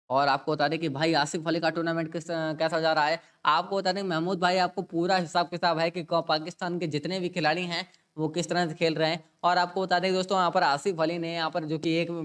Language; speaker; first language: Hindi; native; Hindi